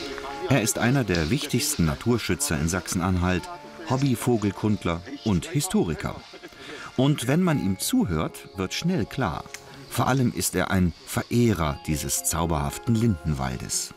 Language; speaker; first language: German; native; German